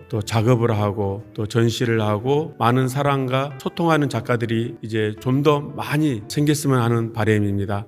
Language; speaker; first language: Korean; native; Korean